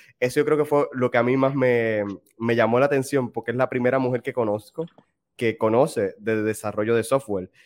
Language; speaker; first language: Spanish; native; Spanish